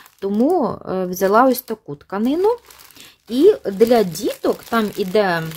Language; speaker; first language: Ukrainian; non-native, local second language; Russian